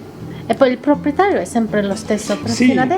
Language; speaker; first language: Italian; non-native, learner; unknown